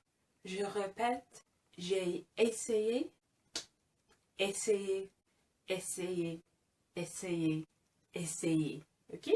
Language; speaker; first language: French; non-native, fluent; English